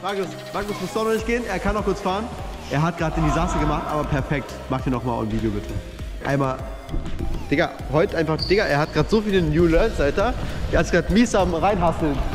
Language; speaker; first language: German; native; German